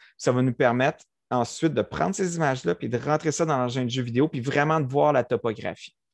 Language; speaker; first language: French; native; French